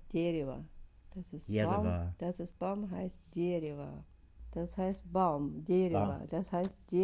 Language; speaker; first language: German; non-native, learner; Russian